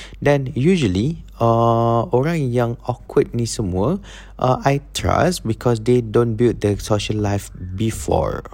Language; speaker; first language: English; non-native, local second language; Malay